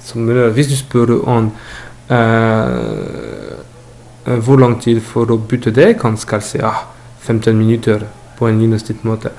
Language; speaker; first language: Norwegian; non-native, learner; French